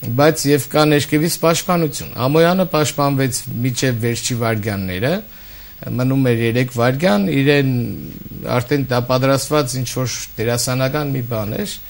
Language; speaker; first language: Armenian; native; Armenian